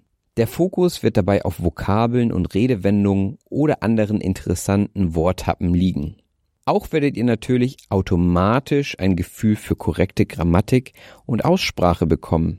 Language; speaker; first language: German; native; German